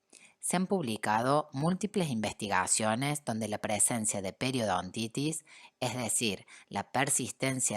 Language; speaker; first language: Spanish; native; Spanish